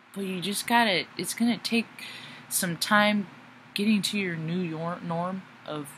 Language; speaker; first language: English; native; English